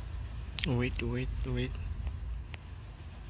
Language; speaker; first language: English; non-native, learner; Indonesian